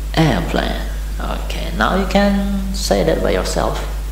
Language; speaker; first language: English; non-native, fluent; Indonesian